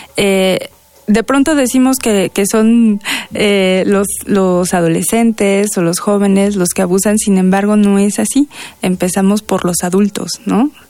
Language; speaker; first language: Spanish; native; Spanish